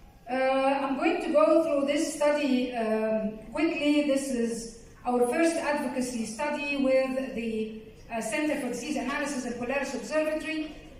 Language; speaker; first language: English; non-native, local second language; Arabic